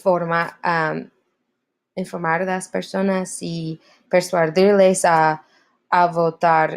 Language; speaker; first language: Spanish; non-native, learner; English